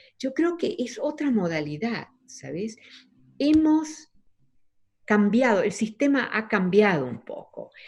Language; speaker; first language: Spanish; early bilingual, other home language; Dutch